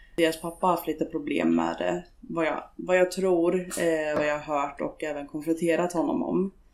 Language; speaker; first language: Swedish; native; Swedish